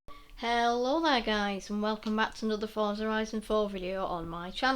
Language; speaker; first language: English; native; English